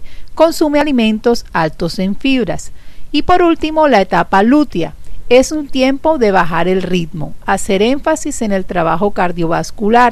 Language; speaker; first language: Spanish; native; Spanish